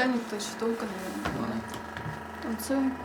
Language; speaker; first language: Russian; native; Russian